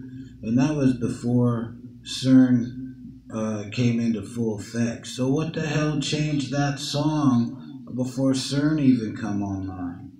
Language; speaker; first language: English; native; English